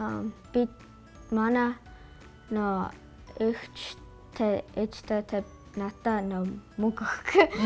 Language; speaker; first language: Mongolian; early bilingual, heritage; Mongolian